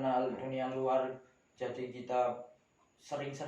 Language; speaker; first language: Indonesian; native; Indonesian